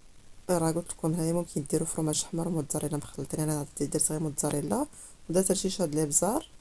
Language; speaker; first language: Arabic; native; Arabic